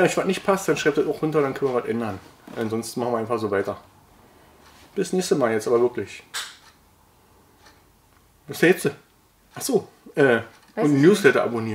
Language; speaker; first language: German; native; German